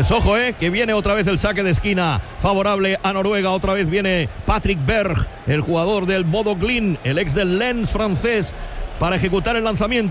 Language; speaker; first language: Spanish; native; Spanish